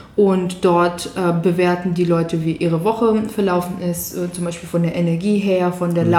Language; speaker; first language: German; non-native, fluent; Bulgarian